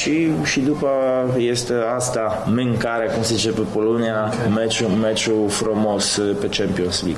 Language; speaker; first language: Romanian; non-native, fluent; Polish